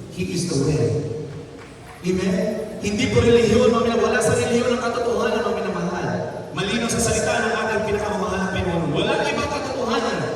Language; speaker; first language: Filipino; non-native, local second language; Iloko